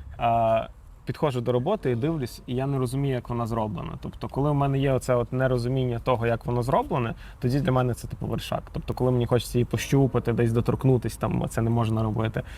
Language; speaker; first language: Ukrainian; native; Ukrainian